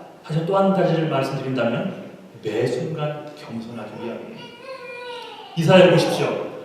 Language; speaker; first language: Korean; native; Korean